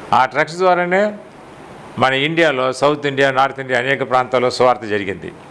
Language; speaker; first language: Telugu; non-native, local second language; Tamil